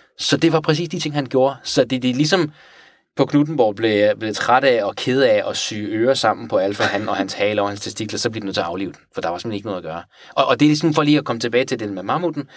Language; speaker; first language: Danish; early bilingual, other home language; Persian